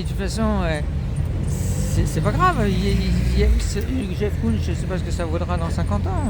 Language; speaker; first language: French; native; French